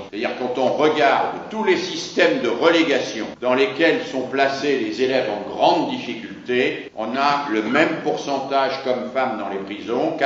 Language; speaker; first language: French; native; French